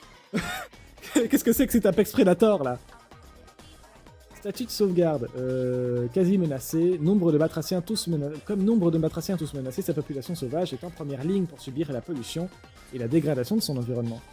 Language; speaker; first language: French; native; French